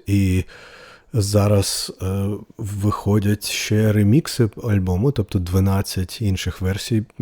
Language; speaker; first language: Ukrainian; non-native, local second language; Russian